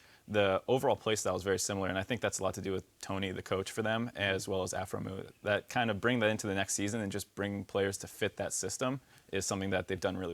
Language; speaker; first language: English; native; English